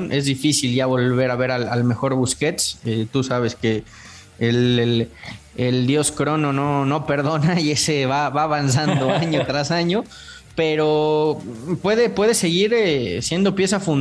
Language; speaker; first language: Spanish; native; Spanish